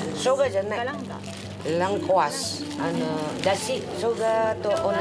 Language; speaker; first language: Japanese; non-native, learner; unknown